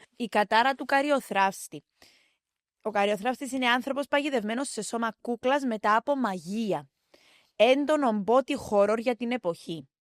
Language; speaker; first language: Greek; native; Greek